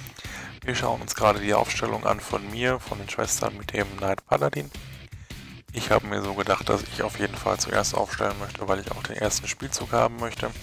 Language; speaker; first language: German; native; German